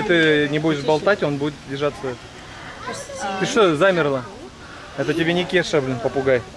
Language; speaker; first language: Russian; native; Russian